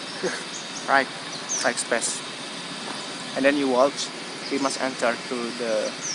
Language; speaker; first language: English; non-native, learner; Indonesian